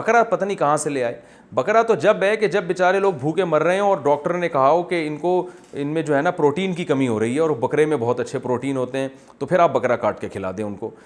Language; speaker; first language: Urdu; native; Urdu